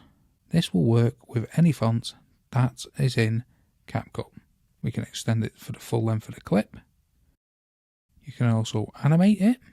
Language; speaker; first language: English; native; English